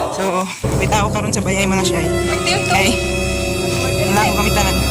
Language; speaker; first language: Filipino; non-native, local second language; Cebuano